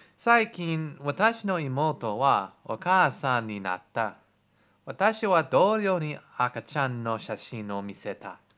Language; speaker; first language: Japanese; non-native, learner; English